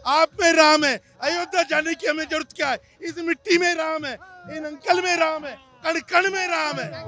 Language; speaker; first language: Hindi; native; Hindi